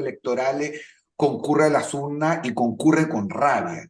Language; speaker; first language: Spanish; native; Spanish